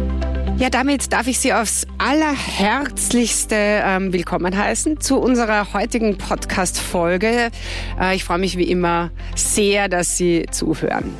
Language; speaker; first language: German; native; German